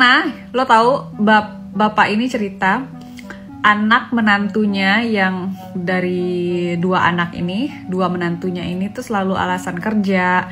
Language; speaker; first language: Indonesian; native; Indonesian